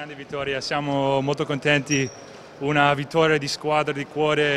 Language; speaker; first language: Italian; non-native, fluent; English